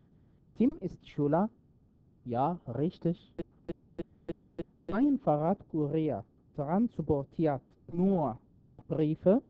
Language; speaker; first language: German; non-native, fluent; Arabic